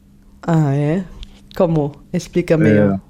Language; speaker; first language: Portuguese; non-native, fluent; German